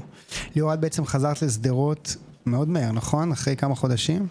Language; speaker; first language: Hebrew; native; Hebrew